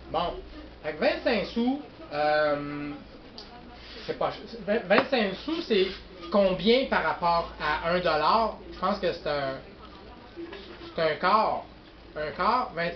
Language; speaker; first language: French; native; French